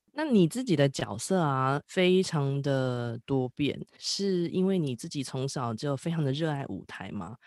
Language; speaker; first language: Chinese; native; Chinese